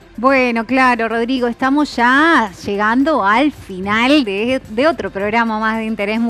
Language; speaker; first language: Spanish; native; Spanish